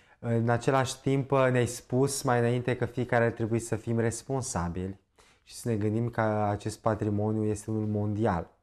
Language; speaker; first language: Romanian; native; Romanian